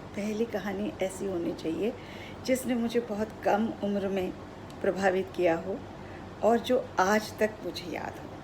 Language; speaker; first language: Hindi; non-native, local second language; Odia